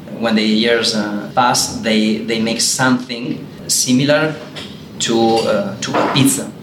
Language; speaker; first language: English; non-native, learner; Italian